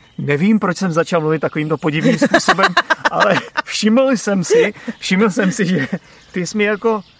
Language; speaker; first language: Czech; native; Czech